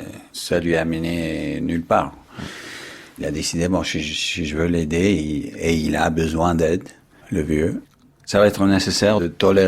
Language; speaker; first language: French; non-native, fluent; English